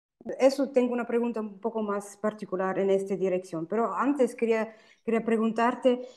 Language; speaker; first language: Spanish; non-native, fluent; German